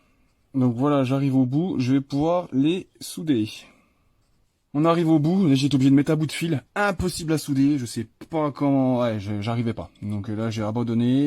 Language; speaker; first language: French; native; French